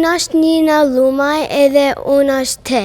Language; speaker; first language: Albanian; early bilingual, other home language; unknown